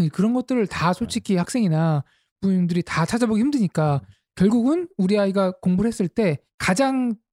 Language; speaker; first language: Korean; native; Korean